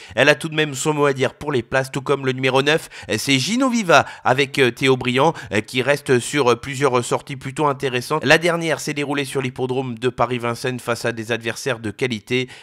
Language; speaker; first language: French; native; French